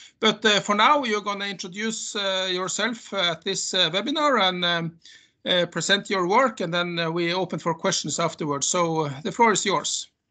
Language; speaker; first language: English; non-native, fluent; Norwegian